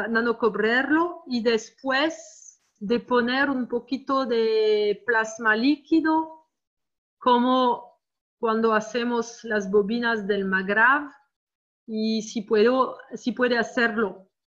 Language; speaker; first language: Spanish; non-native, learner; French